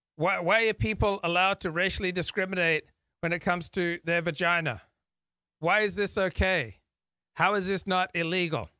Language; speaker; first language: English; native; English